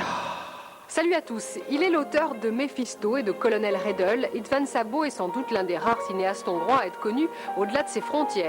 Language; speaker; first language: French; native; French